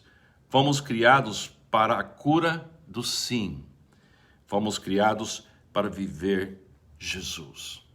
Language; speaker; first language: Portuguese; non-native, fluent; English